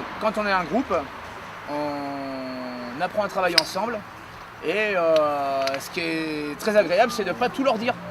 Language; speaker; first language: French; native; French